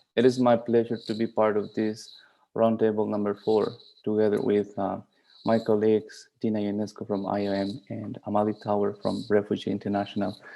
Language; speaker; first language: English; non-native, fluent; Spanish